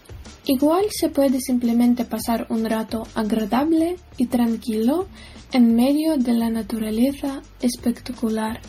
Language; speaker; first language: Spanish; non-native, learner; Ukrainian